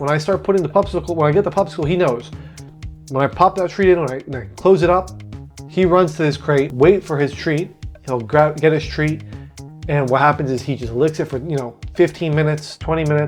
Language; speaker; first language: English; native; English